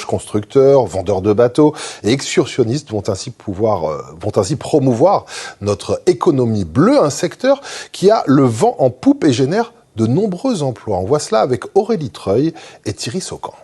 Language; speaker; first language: French; native; French